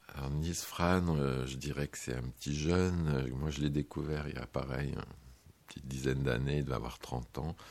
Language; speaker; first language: French; native; French